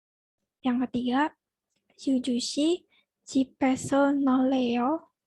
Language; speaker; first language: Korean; non-native, learner; Indonesian